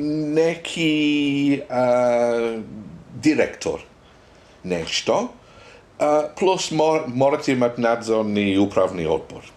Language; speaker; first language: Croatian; non-native, fluent; English